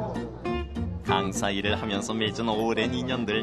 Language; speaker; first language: Korean; native; Korean